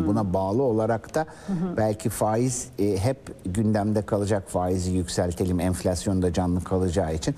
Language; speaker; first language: Turkish; native; Turkish